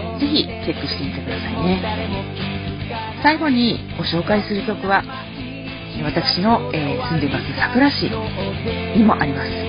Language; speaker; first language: Japanese; native; Japanese